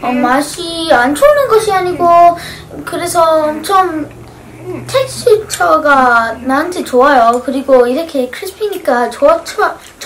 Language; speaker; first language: Korean; early bilingual, heritage; English